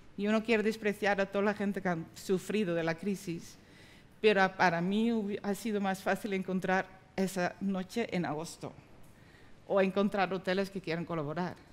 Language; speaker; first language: Spanish; non-native, fluent; Dutch